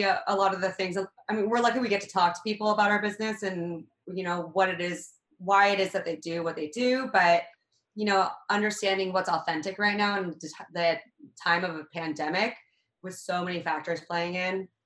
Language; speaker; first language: English; native; English